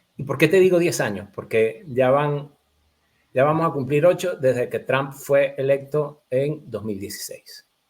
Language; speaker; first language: Spanish; native; Spanish